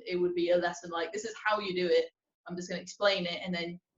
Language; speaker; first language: English; native; English